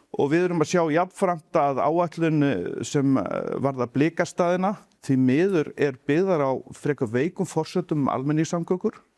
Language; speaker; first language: Icelandic; native; Icelandic